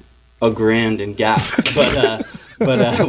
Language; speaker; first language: English; native; English